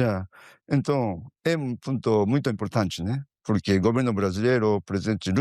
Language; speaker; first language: Portuguese; non-native, fluent; Japanese